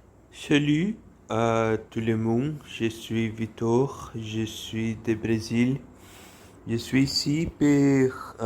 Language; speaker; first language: French; non-native, learner; Portuguese